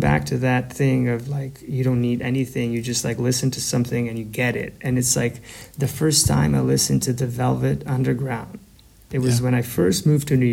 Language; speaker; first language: English; non-native, fluent; Albanian